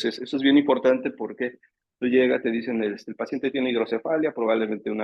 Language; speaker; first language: Spanish; native; Spanish